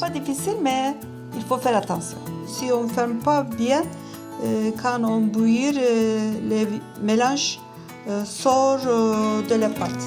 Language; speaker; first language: French; non-native, learner; Turkish